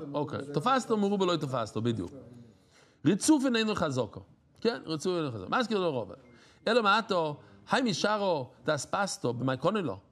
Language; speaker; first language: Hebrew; non-native, fluent; English